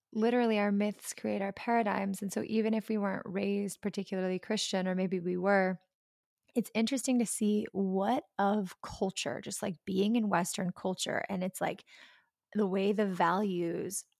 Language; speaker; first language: English; native; English